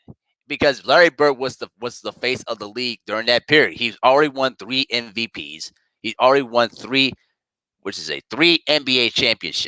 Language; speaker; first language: English; native; English